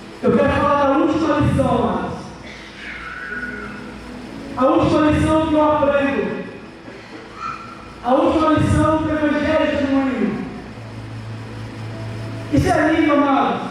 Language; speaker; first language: Portuguese; native; Portuguese